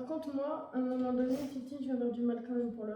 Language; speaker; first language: French; native; French